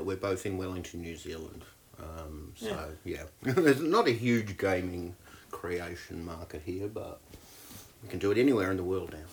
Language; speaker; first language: English; native; English